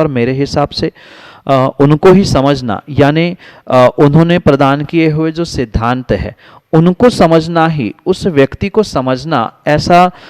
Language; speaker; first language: Hindi; native; Hindi